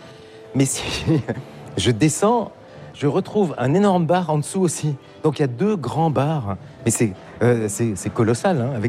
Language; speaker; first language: French; native; French